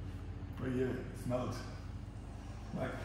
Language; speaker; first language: English; non-native, learner; German